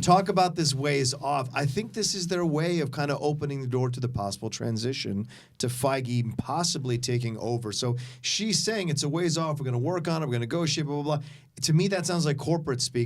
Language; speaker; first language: English; native; English